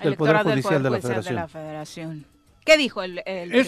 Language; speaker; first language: Spanish; native; Spanish